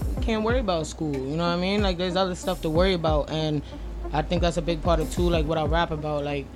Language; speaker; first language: English; native; English